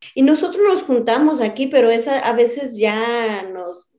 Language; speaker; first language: Spanish; non-native, local second language; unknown